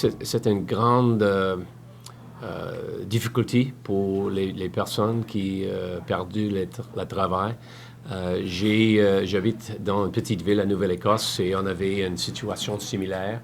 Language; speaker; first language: French; non-native, learner; English